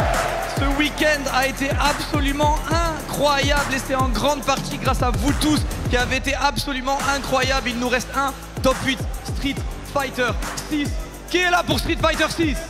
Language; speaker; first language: French; native; French